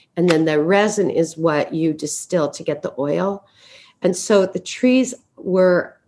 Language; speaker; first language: English; native; English